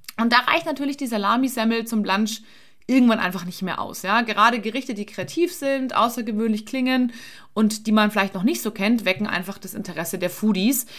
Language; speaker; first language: German; native; German